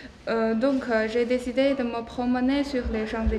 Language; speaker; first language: French; non-native, learner; Chinese